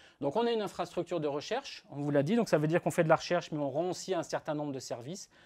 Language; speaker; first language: French; native; French